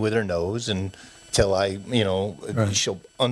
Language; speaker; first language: English; native; English